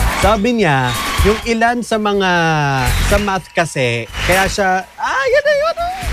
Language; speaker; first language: Filipino; native; Filipino